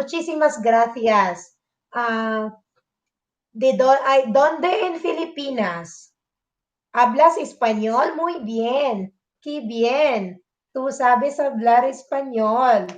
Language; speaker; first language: Spanish; non-native, fluent; Filipino